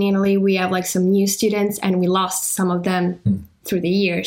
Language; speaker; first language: English; non-native, fluent; Italian